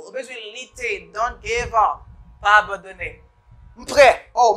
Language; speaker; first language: English; non-native, fluent; Haitian Creole